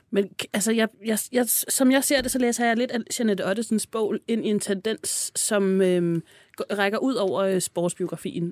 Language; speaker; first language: Danish; native; Danish